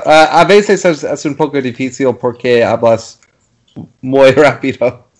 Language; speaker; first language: Spanish; non-native, learner; English